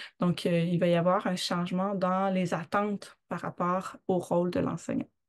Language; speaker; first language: French; native; French